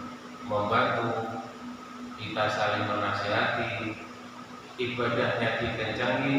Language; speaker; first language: Indonesian; non-native, local second language; Javanese